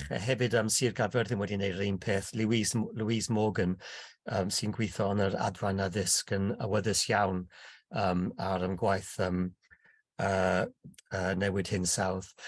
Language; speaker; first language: Welsh; non-native, local second language; English